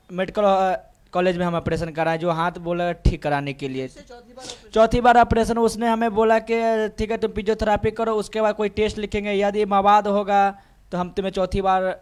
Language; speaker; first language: Hindi; native; Hindi